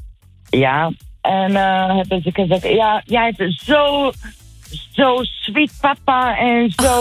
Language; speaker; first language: Dutch; non-native, learner; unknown